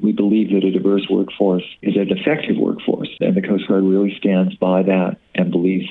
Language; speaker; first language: English; native; English